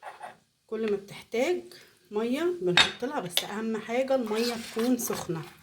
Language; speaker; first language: Arabic; native; Arabic